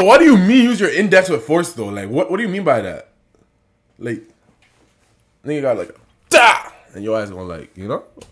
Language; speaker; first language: English; native; English